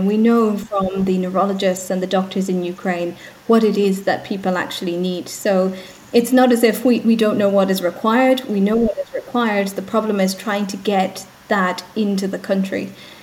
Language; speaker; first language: English; native; English